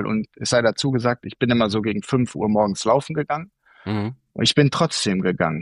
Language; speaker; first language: German; native; German